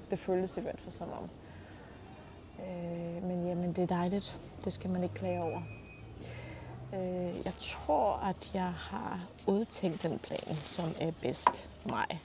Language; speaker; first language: Danish; non-native, fluent; Polish